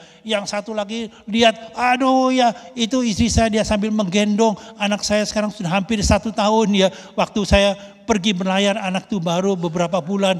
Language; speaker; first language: Indonesian; native; Indonesian